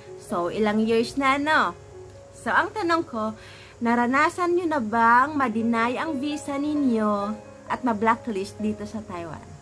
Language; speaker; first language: Filipino; native; Filipino